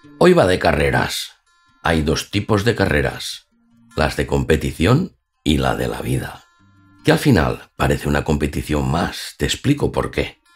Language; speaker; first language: Spanish; native; Spanish